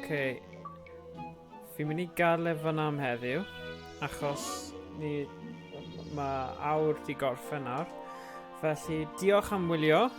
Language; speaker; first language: Welsh; native; Welsh